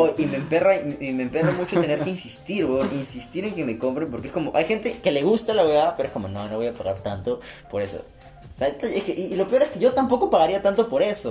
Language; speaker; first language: Spanish; native; Spanish